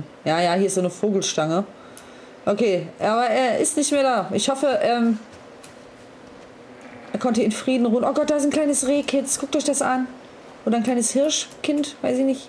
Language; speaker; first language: German; native; German